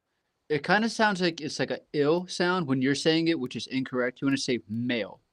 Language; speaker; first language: English; native; English